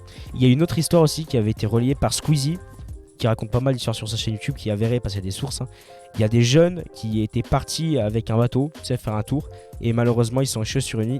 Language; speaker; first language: French; native; French